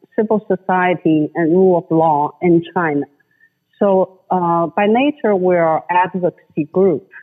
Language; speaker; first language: English; non-native, fluent; Chinese